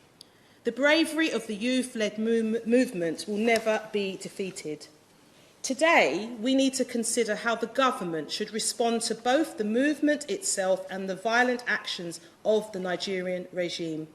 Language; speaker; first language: English; native; English